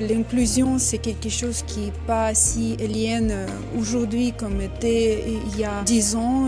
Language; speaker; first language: French; non-native, fluent; Russian